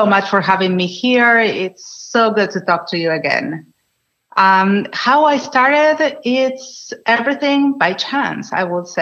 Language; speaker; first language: English; non-native, fluent; Spanish